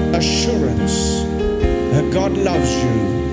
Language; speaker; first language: English; native; English